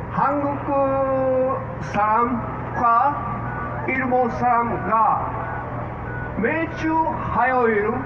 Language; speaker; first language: Korean; non-native, learner; Japanese